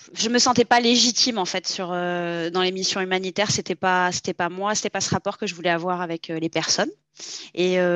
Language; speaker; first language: French; native; French